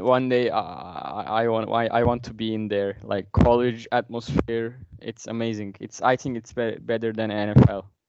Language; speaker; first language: English; non-native, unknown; Turkish